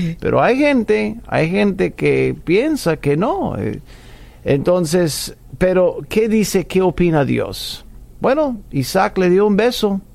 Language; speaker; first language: Spanish; non-native, fluent; English